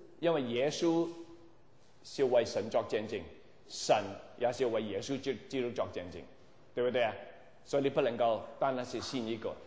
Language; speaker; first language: Chinese; non-native, local second language; Cantonese